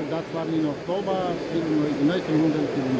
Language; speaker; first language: German; non-native, learner; Albanian